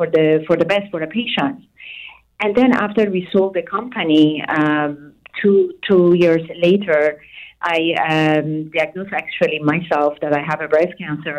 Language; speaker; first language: English; non-native, fluent; Persian